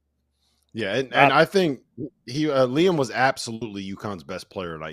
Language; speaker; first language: English; native; English